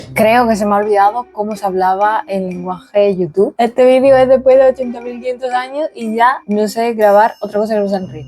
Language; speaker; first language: Spanish; native; Spanish